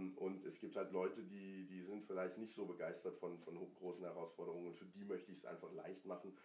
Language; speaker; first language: German; early bilingual, other home language; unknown